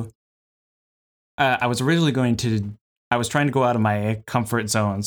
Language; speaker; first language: English; native; English